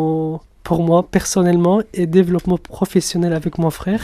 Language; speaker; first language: French; non-native, fluent; Kurdish